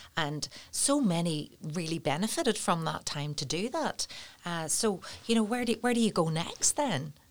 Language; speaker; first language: English; native; English